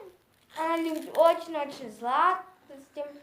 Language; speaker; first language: Russian; non-native, local second language; Kazakh